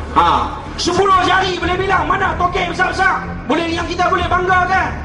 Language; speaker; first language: Malay; native; Malay